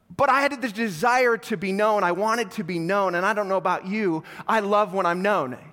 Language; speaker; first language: English; native; English